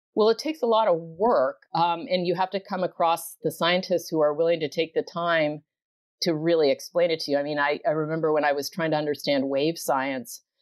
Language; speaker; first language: English; native; English